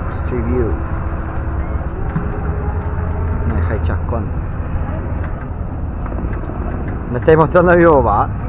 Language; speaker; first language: Spanish; native; Spanish